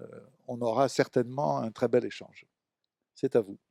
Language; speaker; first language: French; native; French